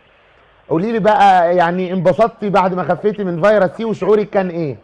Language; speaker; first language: Arabic; native; Arabic